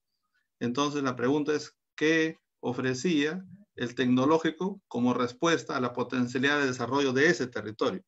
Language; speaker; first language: Spanish; native; Spanish